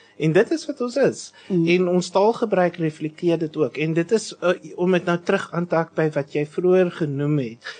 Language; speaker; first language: Afrikaans; native; Afrikaans